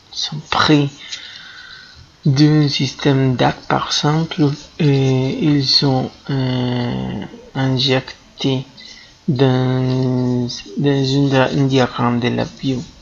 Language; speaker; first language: French; non-native, fluent; Spanish